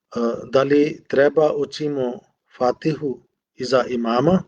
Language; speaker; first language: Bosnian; non-native, learner; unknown